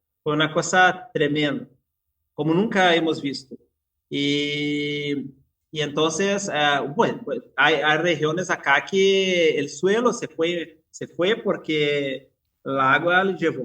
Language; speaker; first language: Spanish; non-native, fluent; Portuguese